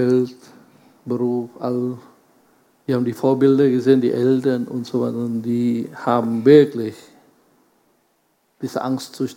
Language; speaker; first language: German; non-native, fluent; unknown